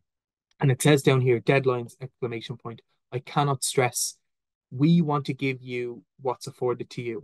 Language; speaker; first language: English; native; English